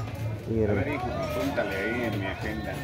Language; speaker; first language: Spanish; native; Spanish